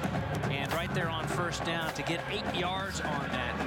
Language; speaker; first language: English; native; English